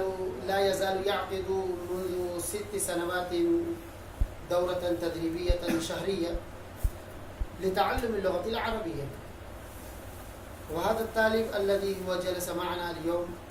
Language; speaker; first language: Arabic; non-native, fluent; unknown